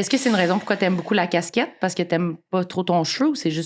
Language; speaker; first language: French; native; French